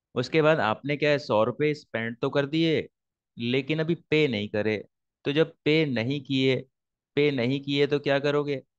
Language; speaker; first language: Hindi; native; Hindi